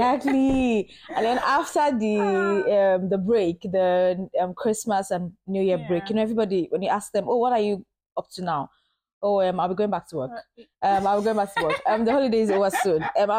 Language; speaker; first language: English; non-native, local second language; Yoruba